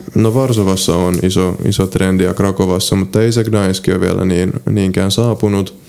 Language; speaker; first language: Finnish; early bilingual, other home language; Polish